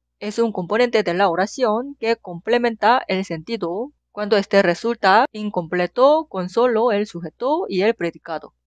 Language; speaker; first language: Spanish; non-native, fluent; Korean